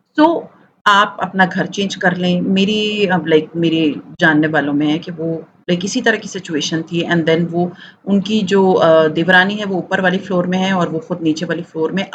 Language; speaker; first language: Urdu; non-native, local second language; Pashto